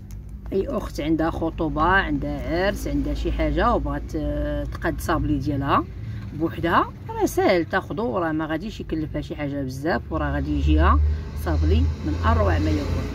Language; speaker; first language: Arabic; native; Arabic